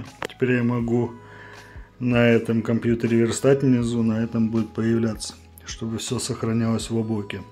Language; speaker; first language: Russian; native; Russian